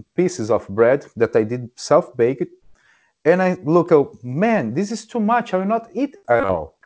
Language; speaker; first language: English; non-native, fluent; Portuguese